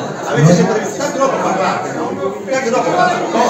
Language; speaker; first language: Italian; native; Italian